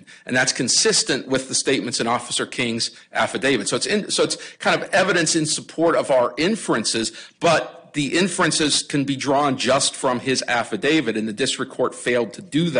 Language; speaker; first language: English; native; English